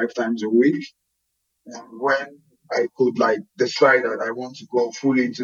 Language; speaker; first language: English; non-native, local second language; Yoruba